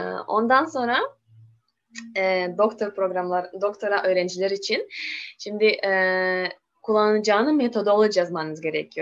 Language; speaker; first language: Turkish; non-native, learner; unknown